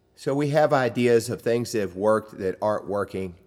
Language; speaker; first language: English; native; English